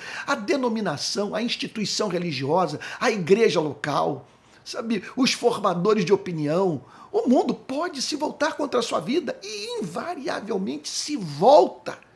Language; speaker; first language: Portuguese; native; Portuguese